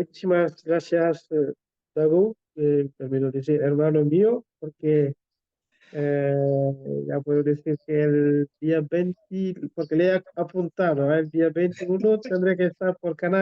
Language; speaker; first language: Spanish; non-native, fluent; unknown